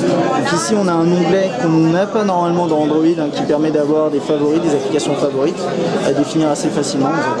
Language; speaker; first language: French; native; French